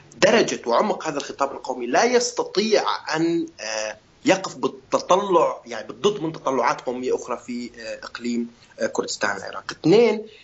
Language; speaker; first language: Arabic; non-native, local second language; Kurdish